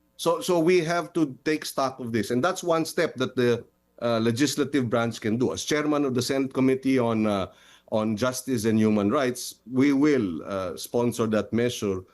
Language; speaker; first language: English; non-native, local second language; Filipino